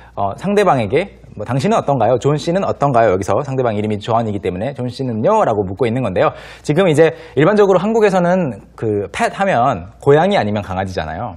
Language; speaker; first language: Korean; native; Korean